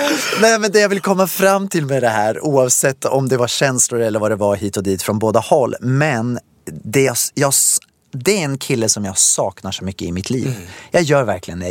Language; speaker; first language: Swedish; native; Swedish